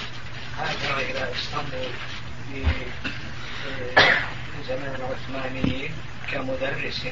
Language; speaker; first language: Arabic; non-native, fluent; Turkish